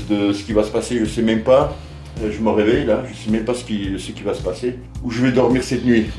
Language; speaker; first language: French; native; French